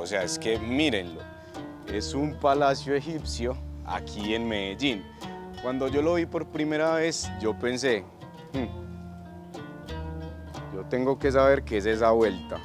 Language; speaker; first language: Spanish; native; Spanish